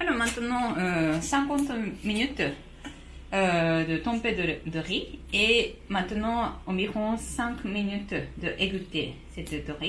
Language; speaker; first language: French; non-native, learner; Japanese